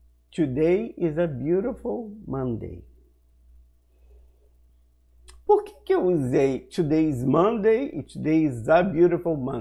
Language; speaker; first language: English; non-native, fluent; Portuguese